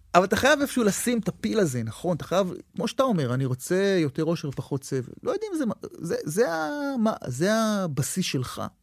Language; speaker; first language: Hebrew; native; Hebrew